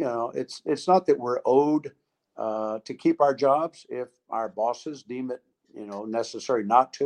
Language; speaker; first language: English; native; English